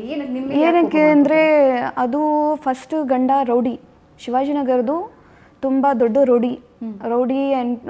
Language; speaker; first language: Kannada; non-native, local second language; Urdu